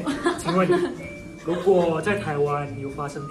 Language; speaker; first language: Chinese; non-native, fluent; Indonesian